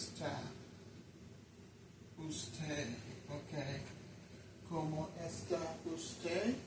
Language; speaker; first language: Spanish; non-native, learner; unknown